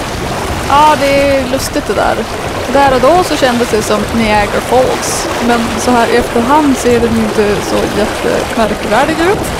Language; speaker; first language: Swedish; native; Swedish